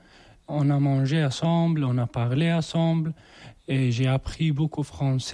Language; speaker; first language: French; non-native, learner; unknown